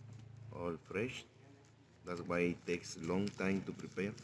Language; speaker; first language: English; non-native, learner; Spanish